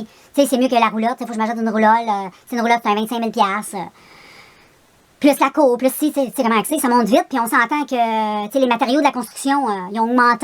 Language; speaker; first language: French; native; French